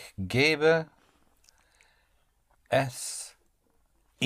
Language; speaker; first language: German; non-native, learner; English